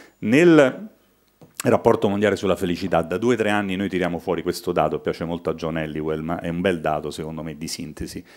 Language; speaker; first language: Italian; native; Italian